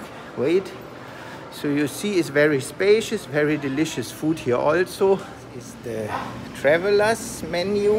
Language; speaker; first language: English; non-native, fluent; German